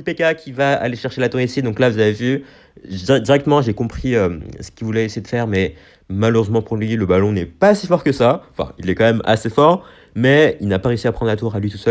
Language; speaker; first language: French; native; French